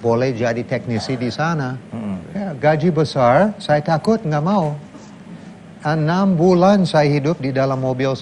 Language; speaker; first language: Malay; non-native, fluent; English